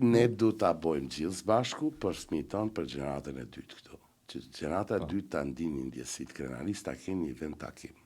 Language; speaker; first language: Albanian; native; Albanian